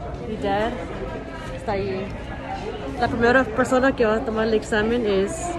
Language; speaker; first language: Spanish; early bilingual, heritage; Spanish